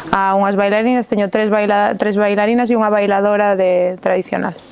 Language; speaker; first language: Galician; native; Galician